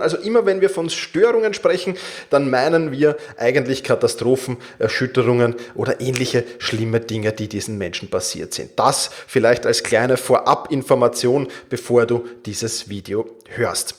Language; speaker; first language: German; native; German